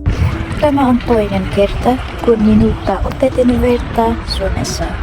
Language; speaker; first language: Finnish; non-native, learner; Vietnamese